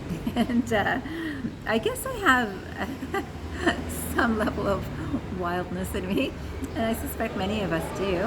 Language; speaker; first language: English; native; English